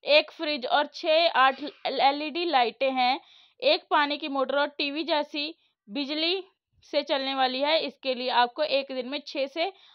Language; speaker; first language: Hindi; native; Hindi